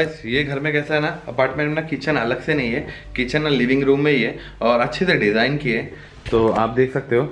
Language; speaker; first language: Hindi; native; Hindi